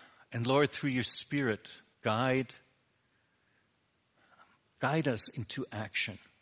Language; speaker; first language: English; native; English